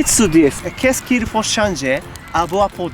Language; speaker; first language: French; non-native, learner; Japanese